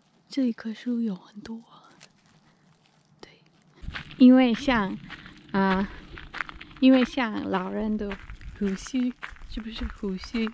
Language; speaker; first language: Chinese; non-native, fluent; English